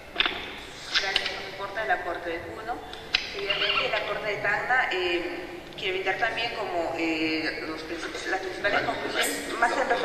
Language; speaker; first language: Spanish; native; Spanish